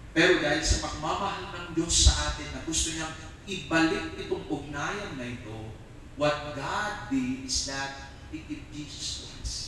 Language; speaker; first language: Filipino; non-native, local second language; Iloko